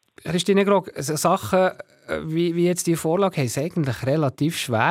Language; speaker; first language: German; native; German